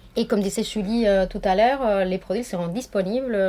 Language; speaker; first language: French; non-native, fluent; Spanish